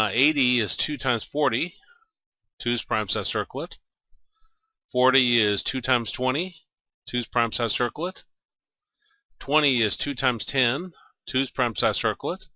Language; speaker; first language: English; native; English